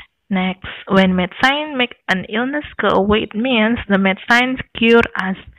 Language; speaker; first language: English; non-native, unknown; Indonesian